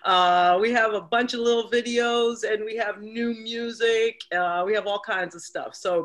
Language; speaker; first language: English; native; English